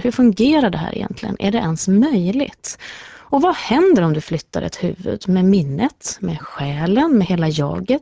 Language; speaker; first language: Swedish; native; Swedish